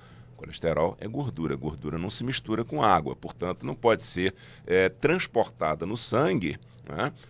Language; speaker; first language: Portuguese; native; Portuguese